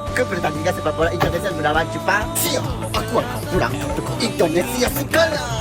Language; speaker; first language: Indonesian; non-native, learner; Japanese